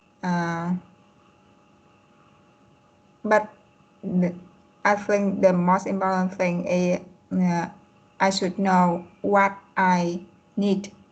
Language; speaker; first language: English; non-native, learner; Vietnamese